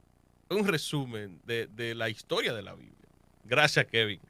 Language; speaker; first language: Spanish; native; Spanish